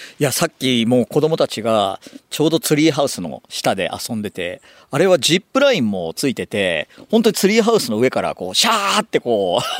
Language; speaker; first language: Japanese; native; Japanese